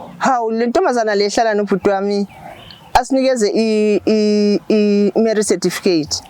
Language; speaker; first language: Zulu; native; Zulu